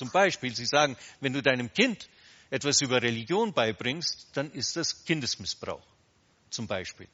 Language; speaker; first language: German; native; German